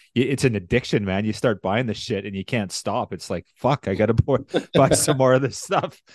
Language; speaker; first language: English; native; English